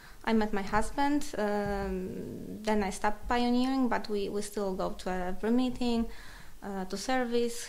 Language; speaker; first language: English; non-native, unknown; Polish